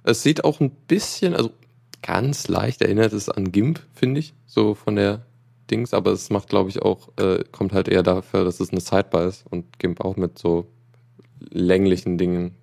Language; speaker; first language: German; native; German